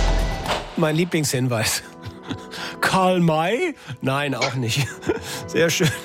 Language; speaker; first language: German; native; German